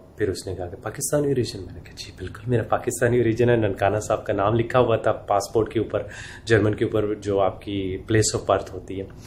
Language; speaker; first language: Hindi; native; Hindi